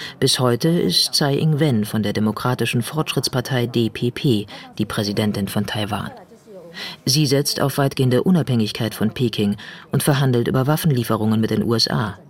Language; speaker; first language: German; native; German